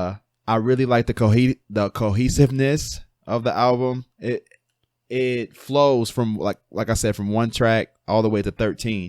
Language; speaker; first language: English; native; English